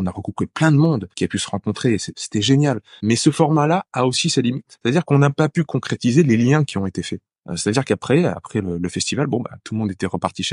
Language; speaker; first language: French; native; French